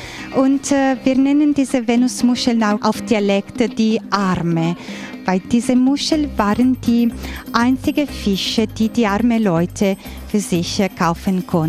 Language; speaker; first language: German; non-native, fluent; Italian